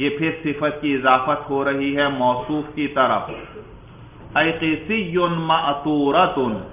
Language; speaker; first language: Urdu; native; Urdu